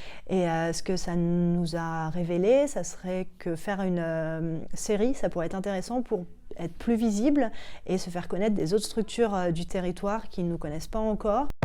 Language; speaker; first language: French; native; French